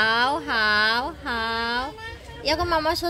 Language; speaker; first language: Chinese; non-native, learner; Indonesian